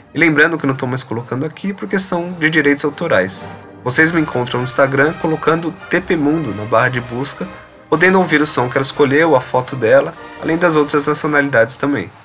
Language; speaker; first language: Portuguese; native; Portuguese